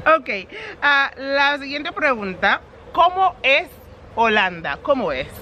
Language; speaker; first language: Spanish; non-native, fluent; English